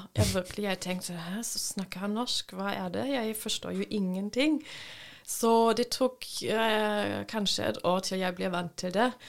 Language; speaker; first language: Norwegian; non-native, fluent; German